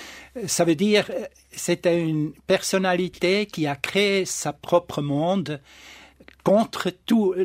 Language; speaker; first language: French; non-native, local second language; German